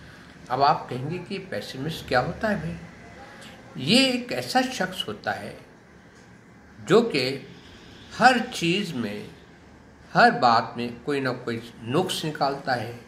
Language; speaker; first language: Hindi; native; Hindi